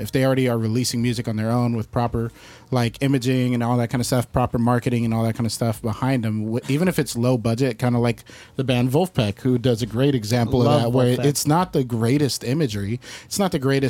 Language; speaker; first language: English; early bilingual, other home language; Spanish